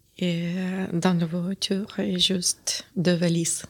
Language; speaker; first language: French; non-native, learner; Ukrainian